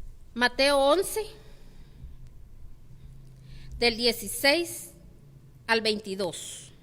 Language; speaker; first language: Spanish; native; Spanish